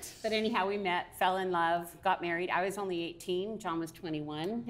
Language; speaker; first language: English; native; English